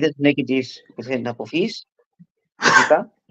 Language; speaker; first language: Greek; early bilingual, heritage; Greek